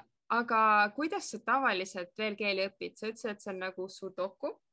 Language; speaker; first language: Estonian; native; Estonian